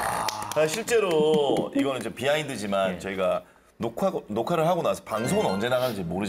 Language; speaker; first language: Korean; native; Korean